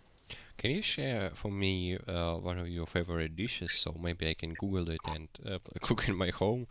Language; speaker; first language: English; non-native, learner; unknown